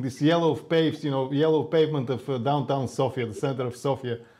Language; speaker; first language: English; non-native, fluent; Bulgarian